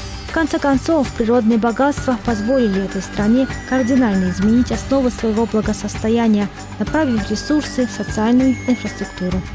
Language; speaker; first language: Russian; native; Russian